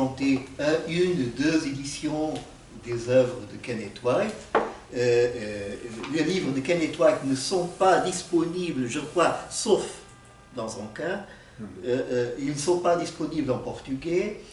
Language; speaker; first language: French; non-native, fluent; Portuguese